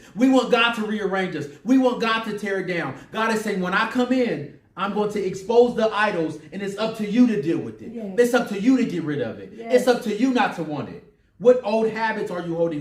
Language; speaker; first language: English; native; English